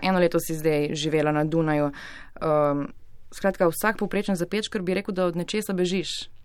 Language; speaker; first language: Slovenian; native; Slovenian